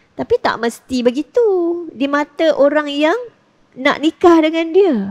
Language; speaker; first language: Malay; native; Malay